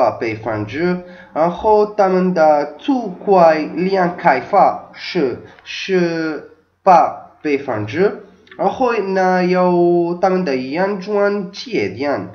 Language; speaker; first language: Chinese; non-native, learner; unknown